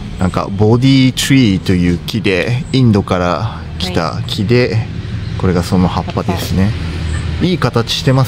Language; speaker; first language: Japanese; native; Japanese